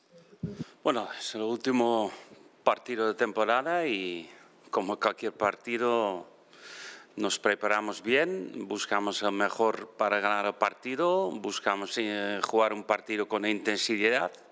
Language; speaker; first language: Spanish; non-native, fluent; Dutch